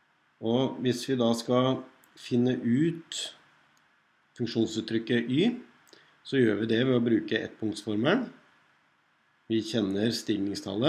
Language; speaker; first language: Norwegian; native; Norwegian